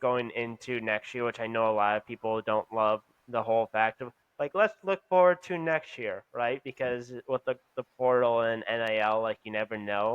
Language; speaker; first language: English; native; English